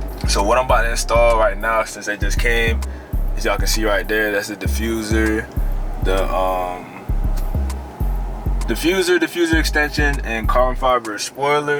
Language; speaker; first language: English; native; English